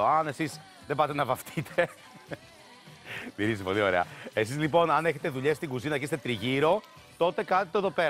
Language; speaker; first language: Greek; native; Greek